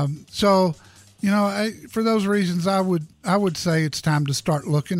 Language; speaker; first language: English; native; English